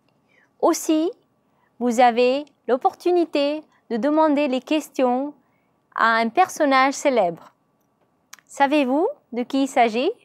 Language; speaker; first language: French; non-native, learner; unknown